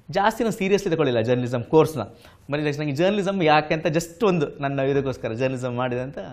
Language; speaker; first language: Kannada; non-native, local second language; Tulu